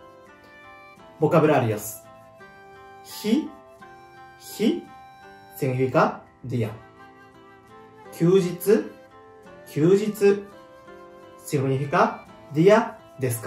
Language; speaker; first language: Spanish; non-native, learner; Japanese